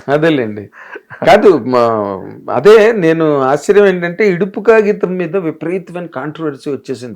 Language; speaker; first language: Telugu; native; Telugu